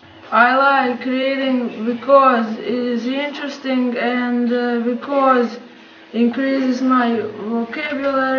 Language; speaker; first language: English; non-native, learner; Croatian